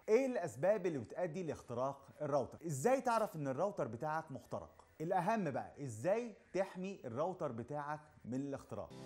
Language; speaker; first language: Arabic; native; Arabic